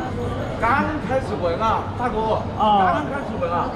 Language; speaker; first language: Chinese; native; Chinese